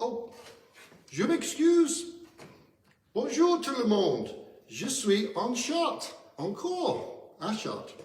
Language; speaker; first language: French; non-native, learner; English